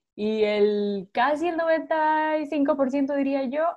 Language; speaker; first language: Spanish; native; Spanish